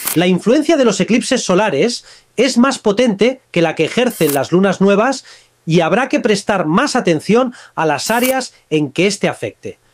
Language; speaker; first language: Spanish; native; Spanish